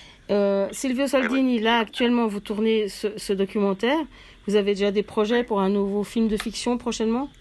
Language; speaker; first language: French; native; French